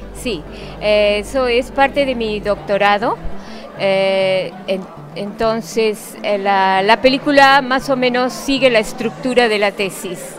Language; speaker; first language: Spanish; non-native, fluent; Quechua